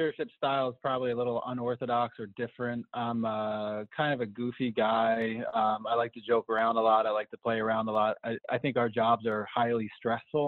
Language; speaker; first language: English; native; English